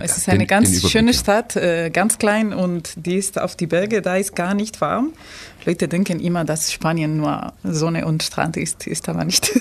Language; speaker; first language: German; non-native, fluent; Spanish